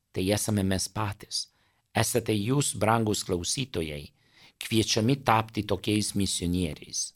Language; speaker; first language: Lithuanian; non-native, fluent; Italian